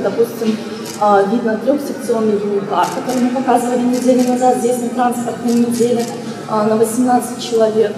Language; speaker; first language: Russian; native; Russian